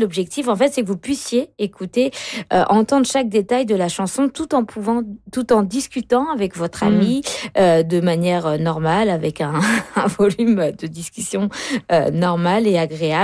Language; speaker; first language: French; native; French